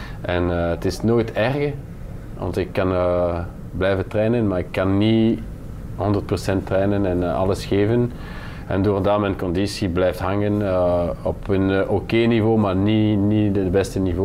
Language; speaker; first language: Dutch; non-native, local second language; French